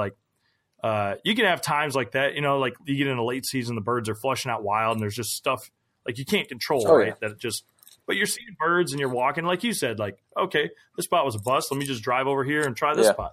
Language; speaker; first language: English; native; English